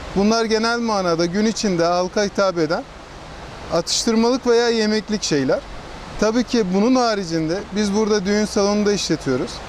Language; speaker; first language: Turkish; native; Turkish